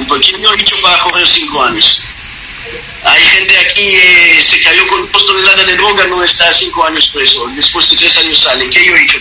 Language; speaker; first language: Spanish; non-native, learner; Hebrew